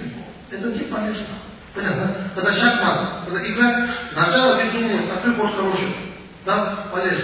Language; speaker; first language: Russian; non-native, learner; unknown